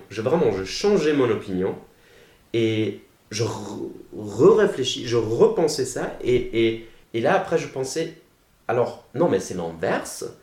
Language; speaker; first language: French; non-native, fluent; German